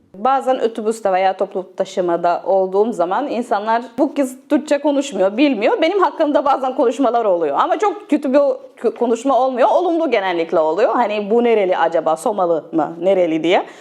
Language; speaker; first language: Turkish; non-native, fluent; Arabic